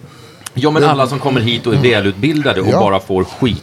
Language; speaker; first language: Swedish; native; Swedish